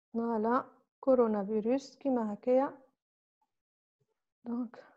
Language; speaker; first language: Arabic; native; Arabic